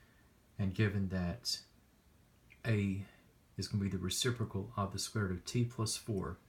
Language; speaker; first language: English; native; English